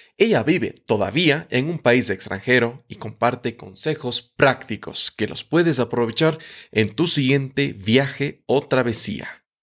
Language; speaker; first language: Spanish; native; Spanish